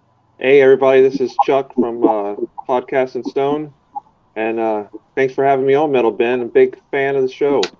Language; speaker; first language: English; native; English